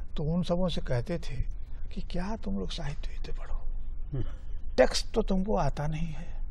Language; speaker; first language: Hindi; native; Hindi